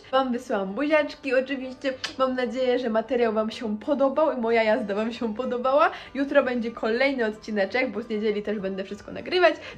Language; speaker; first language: Polish; native; Polish